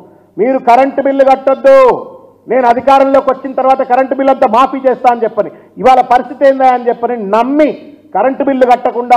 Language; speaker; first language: Telugu; native; Telugu